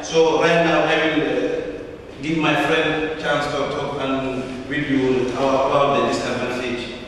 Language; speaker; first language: English; non-native, learner; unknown